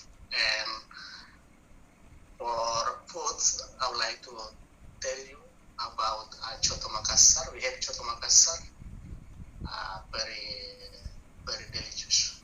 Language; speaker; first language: English; non-native, learner; Buginese